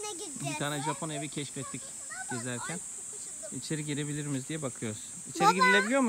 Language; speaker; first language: Turkish; native; Turkish